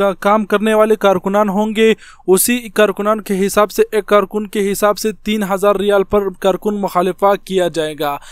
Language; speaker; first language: Urdu; non-native, local second language; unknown